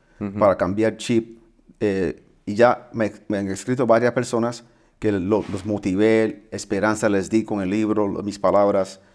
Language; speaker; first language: Spanish; early bilingual, heritage; Spanish